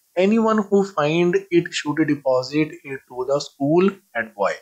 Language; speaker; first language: English; non-native, local second language; Punjabi